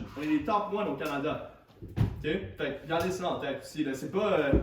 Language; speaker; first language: French; native; French